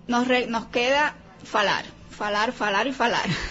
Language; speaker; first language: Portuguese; non-native, learner; Spanish